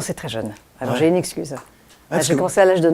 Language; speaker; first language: French; non-native, fluent; English